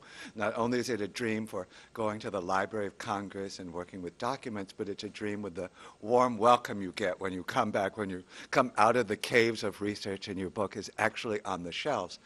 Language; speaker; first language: English; native; English